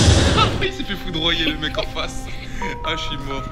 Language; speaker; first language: French; native; French